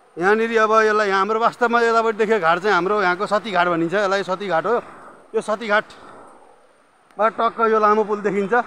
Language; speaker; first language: Nepali; native; Nepali